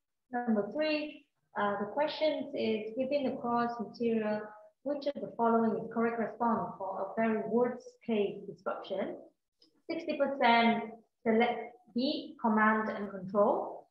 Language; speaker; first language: English; non-native, fluent; Vietnamese